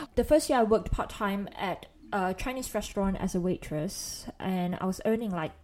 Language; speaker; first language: English; non-native, local second language; Chinese